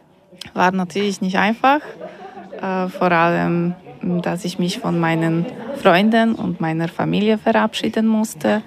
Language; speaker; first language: German; non-native, fluent; Polish